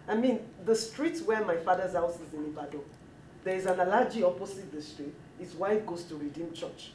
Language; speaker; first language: English; non-native, local second language; Yoruba